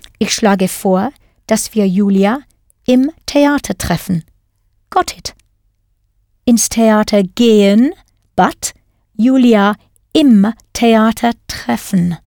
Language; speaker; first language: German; non-native, fluent; English